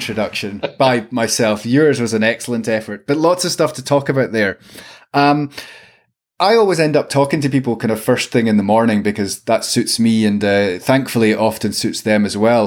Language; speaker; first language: English; native; English